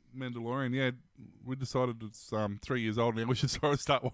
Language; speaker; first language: English; native; English